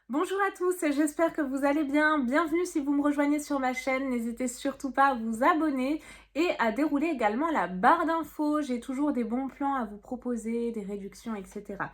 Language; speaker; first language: French; native; French